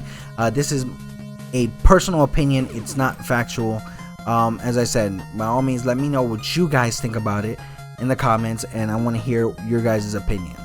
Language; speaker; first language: English; native; English